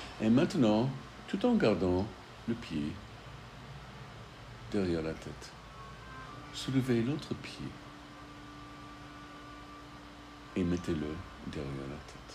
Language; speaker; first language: French; non-native, fluent; English